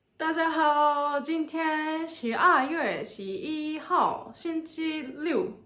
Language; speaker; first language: Chinese; non-native, learner; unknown